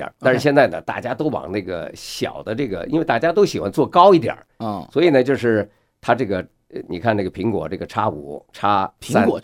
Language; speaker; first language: Chinese; native; Chinese